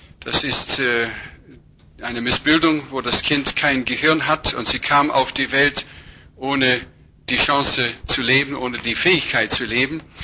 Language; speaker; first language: German; non-native, fluent; English